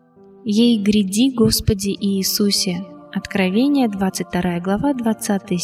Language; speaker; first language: Russian; native; Russian